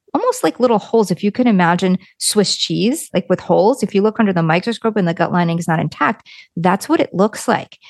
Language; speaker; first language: English; early bilingual, other home language; Lithuanian